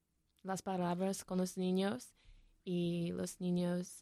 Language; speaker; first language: Spanish; non-native, learner; English